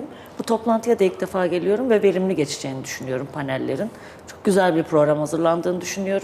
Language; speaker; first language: Turkish; native; Turkish